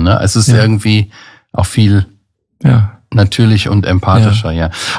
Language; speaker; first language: German; native; German